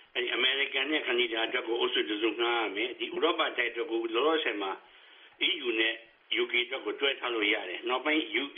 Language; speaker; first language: Burmese; native; Burmese